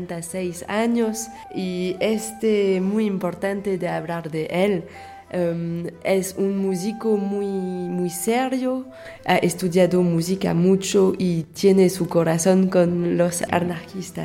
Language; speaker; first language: Spanish; non-native, fluent; French